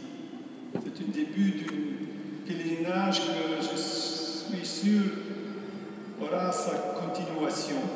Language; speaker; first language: French; non-native, fluent; English